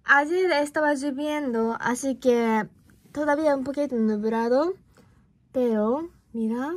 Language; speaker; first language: Spanish; non-native, learner; Japanese